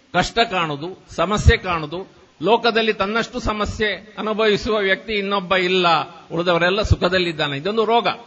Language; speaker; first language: Kannada; native; Kannada